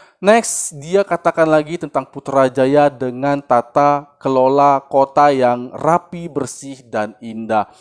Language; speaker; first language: Indonesian; native; Indonesian